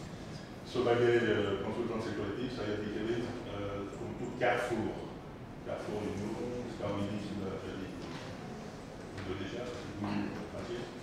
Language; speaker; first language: Indonesian; non-native, fluent; French